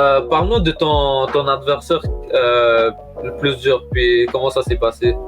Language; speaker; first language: French; native; French